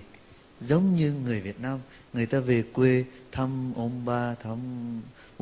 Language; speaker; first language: Vietnamese; non-native, fluent; Turkish